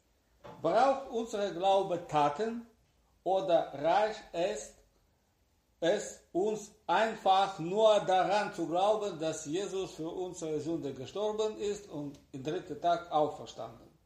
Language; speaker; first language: German; non-native, learner; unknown